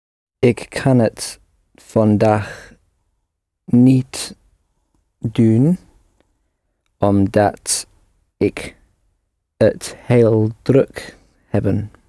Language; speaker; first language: Dutch; non-native, learner; English